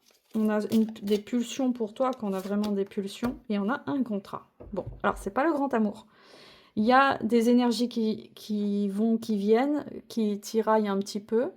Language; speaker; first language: French; native; French